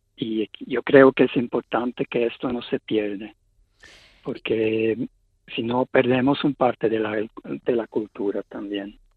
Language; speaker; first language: Spanish; non-native, fluent; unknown